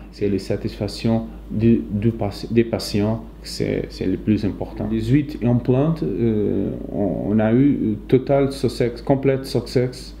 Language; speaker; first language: French; non-native, fluent; Portuguese